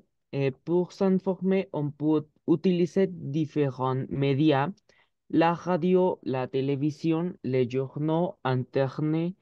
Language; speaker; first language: French; non-native, learner; Spanish